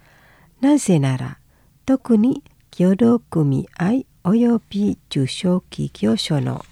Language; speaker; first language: Japanese; non-native, fluent; Indonesian